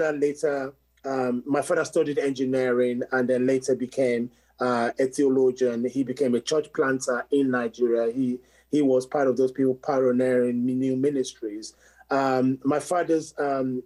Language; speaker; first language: English; non-native, local second language; Yoruba